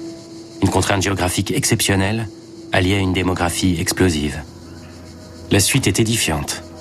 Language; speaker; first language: French; native; French